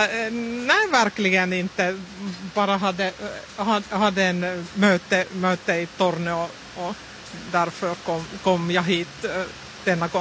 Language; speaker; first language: Swedish; non-native, local second language; Finnish